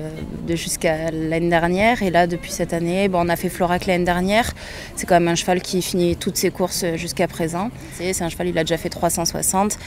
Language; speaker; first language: French; native; French